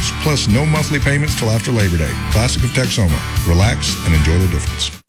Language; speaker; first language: English; native; English